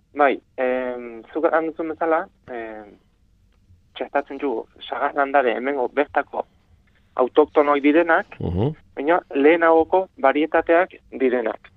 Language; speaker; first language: Basque; native; Basque